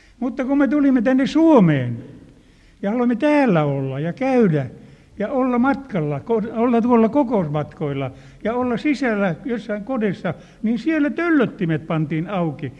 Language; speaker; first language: Finnish; native; Finnish